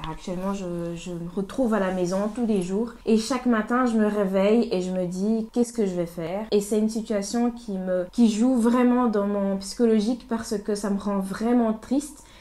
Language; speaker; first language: French; early bilingual, other home language; Portuguese